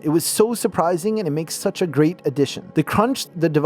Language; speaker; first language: English; native; English